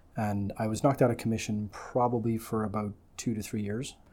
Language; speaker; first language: English; native; English